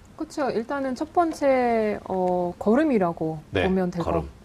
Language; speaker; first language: Korean; non-native, fluent; Russian